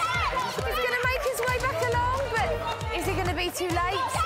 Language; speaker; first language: English; native; English